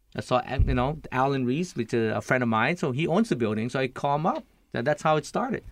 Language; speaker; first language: English; early bilingual, other home language; Lao